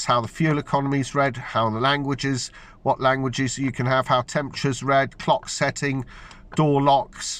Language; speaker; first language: English; native; English